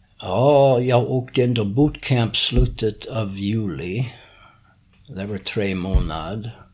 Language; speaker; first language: Swedish; early bilingual, heritage; English